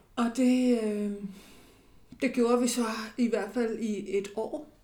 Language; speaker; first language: Danish; native; Danish